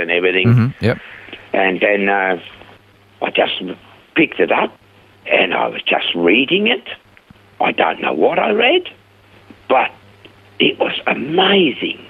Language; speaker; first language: English; non-native, fluent; Swiss German